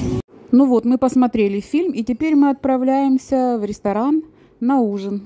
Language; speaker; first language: Russian; native; Russian